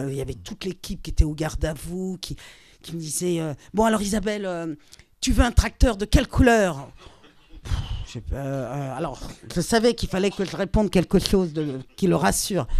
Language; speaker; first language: French; native; French